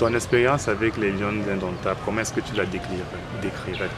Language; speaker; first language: French; native; French